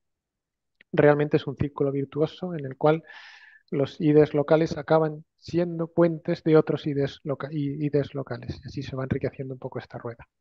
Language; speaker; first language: Spanish; native; Spanish